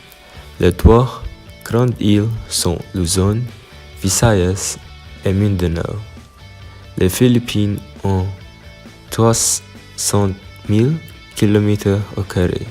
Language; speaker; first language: French; non-native, learner; Filipino